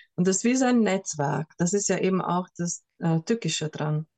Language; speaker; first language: German; non-native, fluent; Hungarian